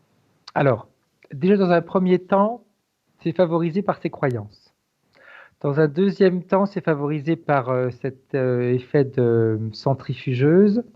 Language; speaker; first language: French; native; French